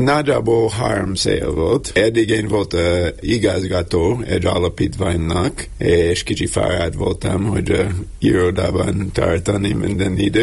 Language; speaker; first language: Hungarian; non-native, learner; English